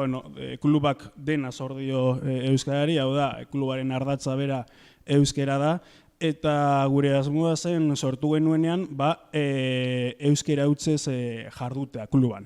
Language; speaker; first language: Basque; native; Basque